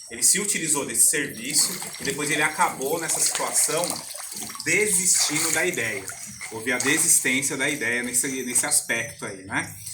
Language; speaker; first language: Portuguese; native; Portuguese